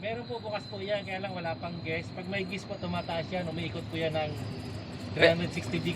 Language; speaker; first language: Filipino; native; Filipino